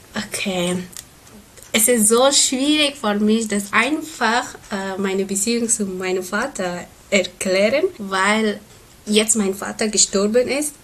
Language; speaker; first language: German; non-native, learner; Persian